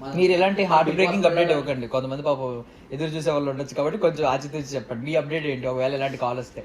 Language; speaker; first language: Telugu; native; Telugu